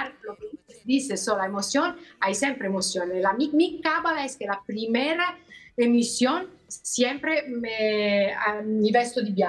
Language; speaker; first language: Spanish; non-native, learner; Italian